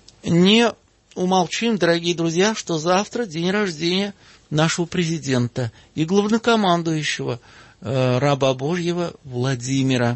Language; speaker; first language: Russian; native; Russian